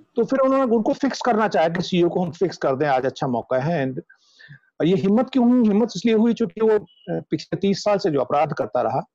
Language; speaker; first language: Hindi; native; Hindi